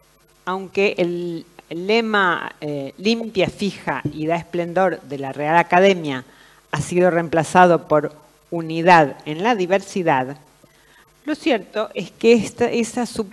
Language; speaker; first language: Spanish; native; Spanish